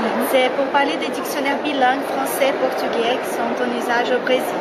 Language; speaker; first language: French; non-native, fluent; Portuguese